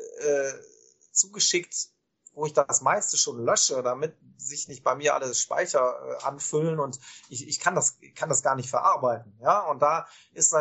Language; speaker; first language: German; native; German